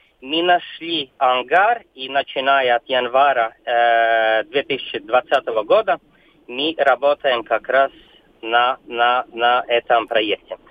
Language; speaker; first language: Russian; non-native, local second language; Latvian